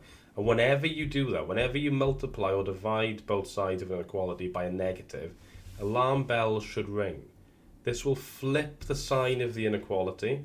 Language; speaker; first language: English; native; English